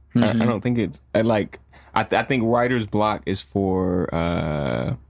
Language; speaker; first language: English; native; English